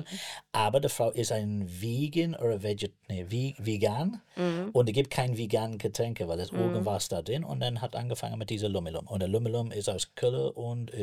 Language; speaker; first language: German; non-native, learner; English